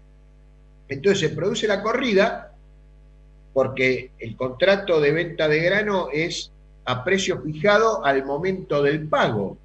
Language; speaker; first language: Spanish; native; Spanish